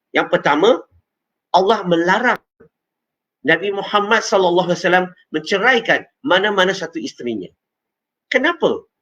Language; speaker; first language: Malay; non-native, local second language; Chinese